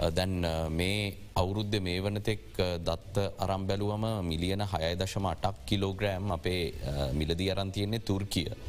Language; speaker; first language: Sinhala; native; Sinhala